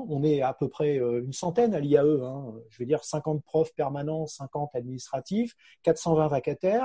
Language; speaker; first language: French; native; French